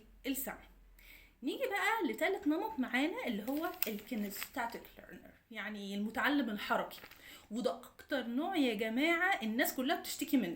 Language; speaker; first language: Arabic; native; Arabic